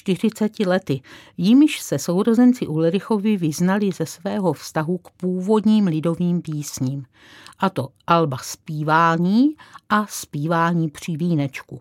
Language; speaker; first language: Czech; native; Czech